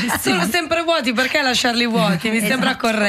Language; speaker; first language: Italian; native; Italian